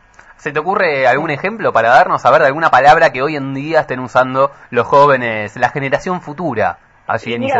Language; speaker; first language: Spanish; native; Spanish